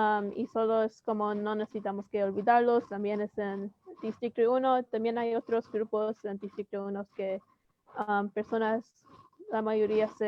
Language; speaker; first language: Spanish; early bilingual, heritage; Spanish